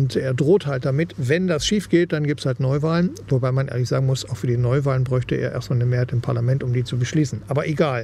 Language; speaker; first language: German; native; German